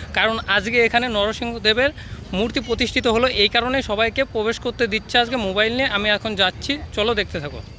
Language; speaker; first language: Bangla; native; Bangla